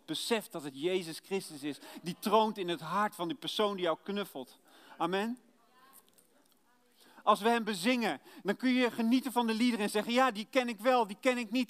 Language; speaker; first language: Dutch; native; Dutch